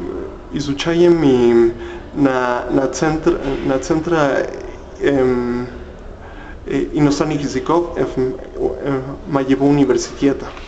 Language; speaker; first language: Russian; non-native, learner; Spanish